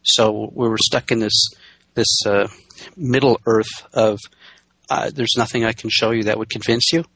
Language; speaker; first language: English; native; English